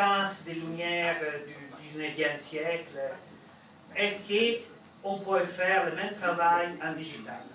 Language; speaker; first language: French; non-native, fluent; Italian